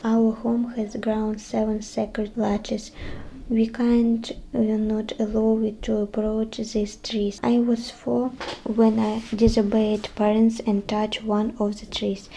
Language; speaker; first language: English; non-native, learner; Russian